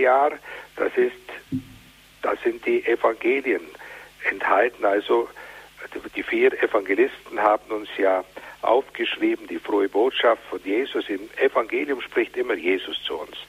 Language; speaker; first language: German; native; German